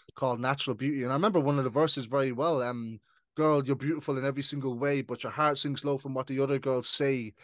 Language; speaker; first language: English; native; English